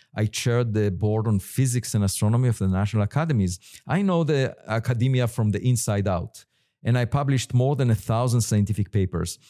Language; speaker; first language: English; non-native, fluent; Hebrew